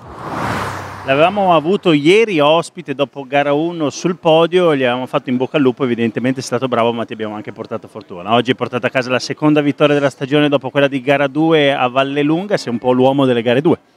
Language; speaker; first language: Italian; native; Italian